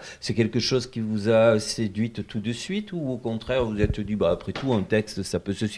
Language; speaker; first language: French; native; French